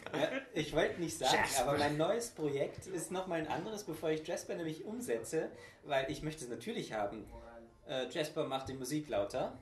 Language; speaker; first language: German; native; German